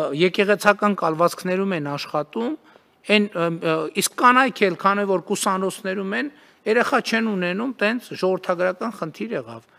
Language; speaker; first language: Armenian; native; Armenian